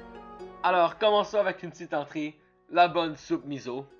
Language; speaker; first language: French; native; French